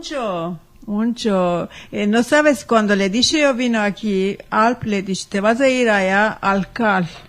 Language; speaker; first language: Spanish; early bilingual, heritage; Ladino